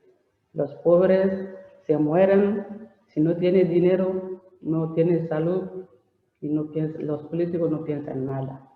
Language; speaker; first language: Spanish; non-native, learner; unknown